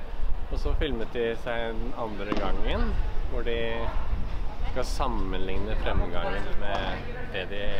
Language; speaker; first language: Norwegian; native; Norwegian